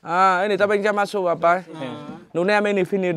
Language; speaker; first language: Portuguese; non-native, learner; Vietnamese